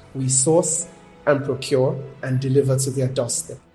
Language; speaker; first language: English; non-native, local second language; Yoruba